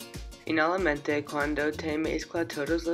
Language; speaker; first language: Spanish; non-native, learner; English